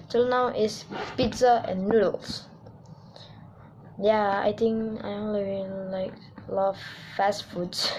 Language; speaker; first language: English; non-native, learner; Indonesian